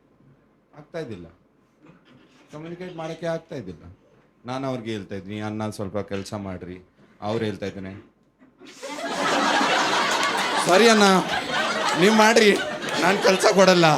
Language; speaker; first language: Kannada; non-native, learner; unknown